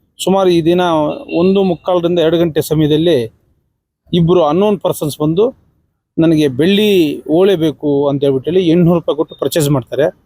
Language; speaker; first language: Kannada; native; Kannada